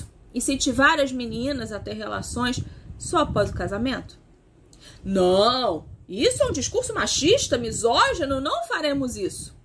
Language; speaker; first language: Portuguese; native; Portuguese